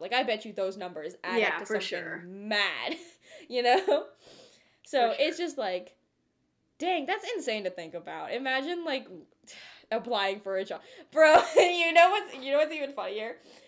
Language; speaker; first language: English; early bilingual, other home language; Telugu